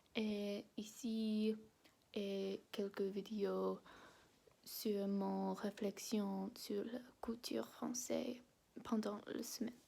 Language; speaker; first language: French; non-native, learner; English